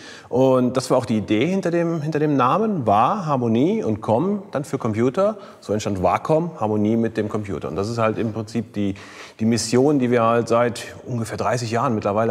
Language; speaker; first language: German; native; German